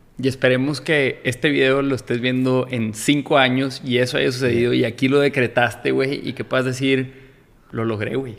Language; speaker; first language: Spanish; native; Spanish